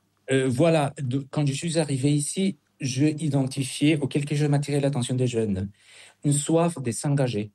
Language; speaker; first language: French; non-native, fluent; Spanish